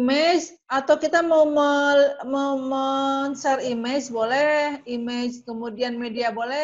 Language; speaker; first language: Indonesian; native; Indonesian